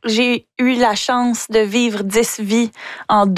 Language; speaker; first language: French; native; French